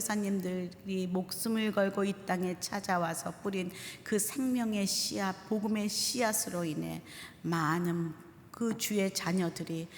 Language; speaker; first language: Korean; native; Korean